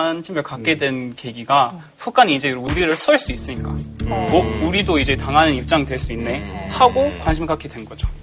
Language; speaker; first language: Korean; non-native, fluent; English